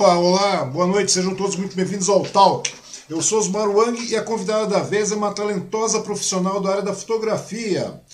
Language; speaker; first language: Portuguese; early bilingual, other home language; Chinese